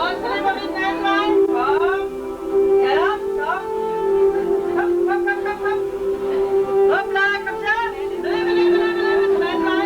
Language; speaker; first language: Danish; native; Danish